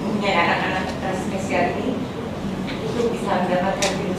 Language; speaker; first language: Indonesian; native; Indonesian